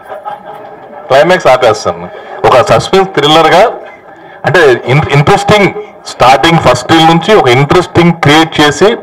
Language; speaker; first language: Telugu; native; Telugu